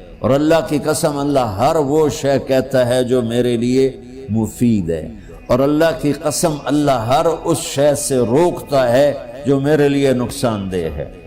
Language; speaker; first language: Urdu; non-native, local second language; Punjabi